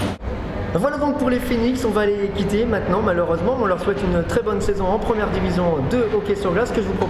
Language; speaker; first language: French; native; French